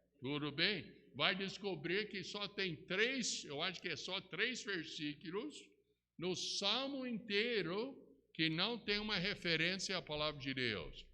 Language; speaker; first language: Portuguese; non-native, fluent; English